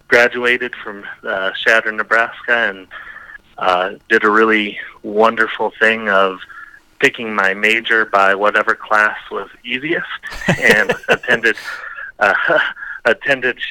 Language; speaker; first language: English; native; English